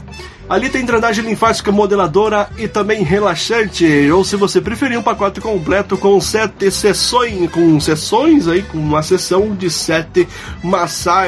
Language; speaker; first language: Portuguese; native; Portuguese